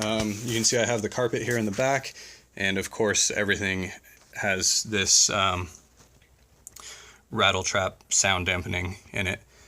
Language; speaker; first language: English; native; English